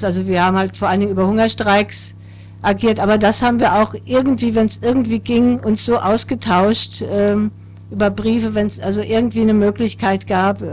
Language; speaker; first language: German; native; German